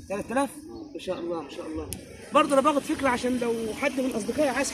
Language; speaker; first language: Arabic; native; Arabic